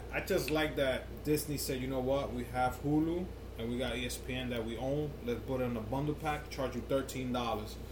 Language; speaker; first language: English; native; English